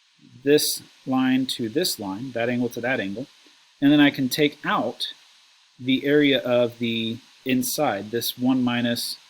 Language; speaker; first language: English; native; English